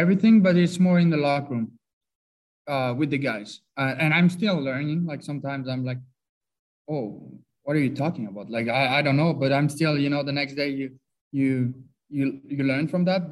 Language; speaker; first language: English; non-native, fluent; French